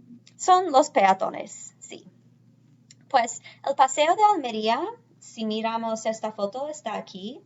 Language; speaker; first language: Spanish; non-native, fluent; English